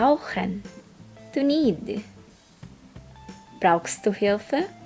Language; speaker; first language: German; non-native, fluent; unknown